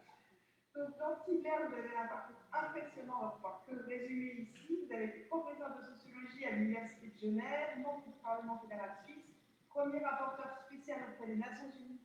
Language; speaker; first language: French; native; French